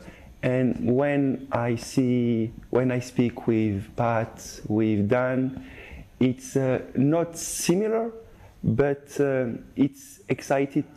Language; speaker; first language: English; non-native, learner; French